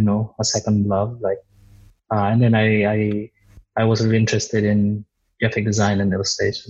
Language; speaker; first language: English; non-native, local second language; Waray